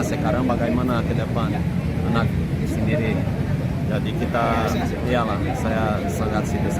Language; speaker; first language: Indonesian; non-native, fluent; Portuguese